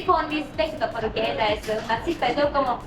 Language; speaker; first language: Spanish; non-native, learner; Japanese